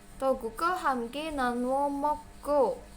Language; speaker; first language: Korean; non-native, fluent; Indonesian